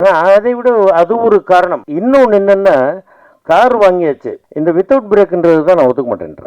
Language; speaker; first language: Tamil; native; Tamil